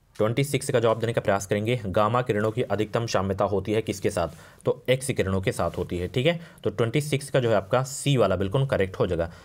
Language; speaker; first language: Hindi; native; Hindi